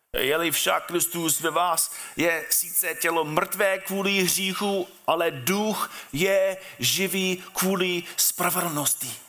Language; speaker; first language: Czech; non-native, fluent; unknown